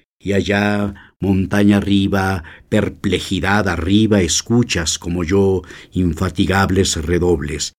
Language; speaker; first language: Spanish; native; Spanish